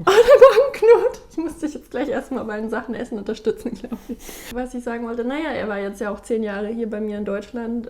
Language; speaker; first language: German; native; German